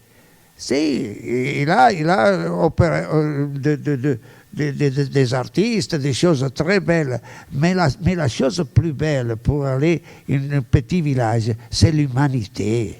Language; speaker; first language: French; non-native, fluent; Italian